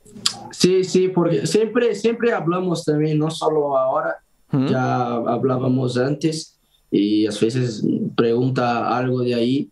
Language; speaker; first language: Spanish; non-native, fluent; Portuguese